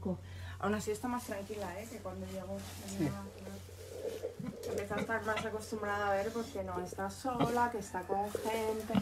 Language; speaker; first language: Spanish; native; Spanish